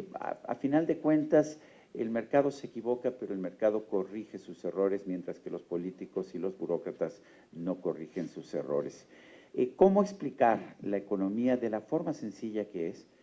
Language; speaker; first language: Spanish; native; Spanish